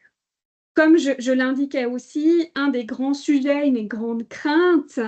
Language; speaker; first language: French; native; French